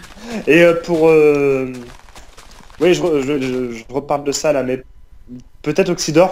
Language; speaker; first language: French; native; French